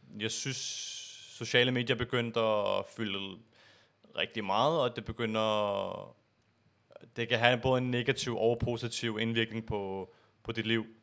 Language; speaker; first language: Danish; early bilingual, other home language; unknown